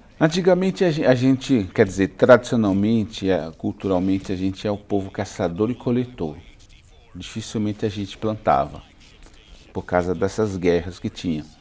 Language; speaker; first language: Portuguese; non-native, local second language; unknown